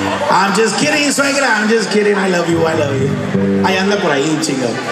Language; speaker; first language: English; early bilingual, other home language; Spanish